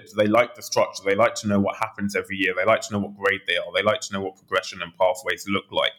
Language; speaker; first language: English; native; English